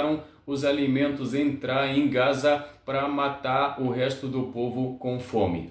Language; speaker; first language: Portuguese; non-native, learner; Arabic